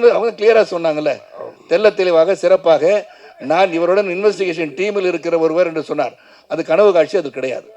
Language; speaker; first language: Tamil; native; Tamil